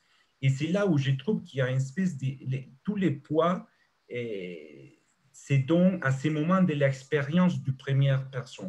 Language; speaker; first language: French; non-native, fluent; Spanish